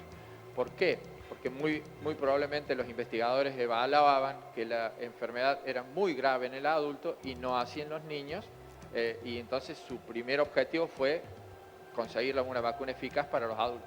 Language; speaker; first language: Spanish; native; Spanish